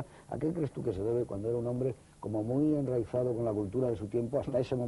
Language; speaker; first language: Spanish; native; Spanish